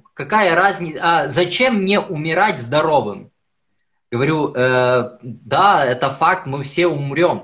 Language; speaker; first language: Russian; native; Russian